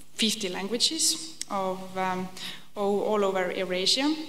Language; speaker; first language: English; non-native, fluent; Estonian